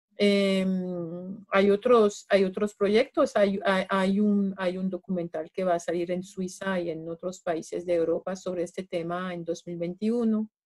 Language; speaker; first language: Spanish; non-native, fluent; French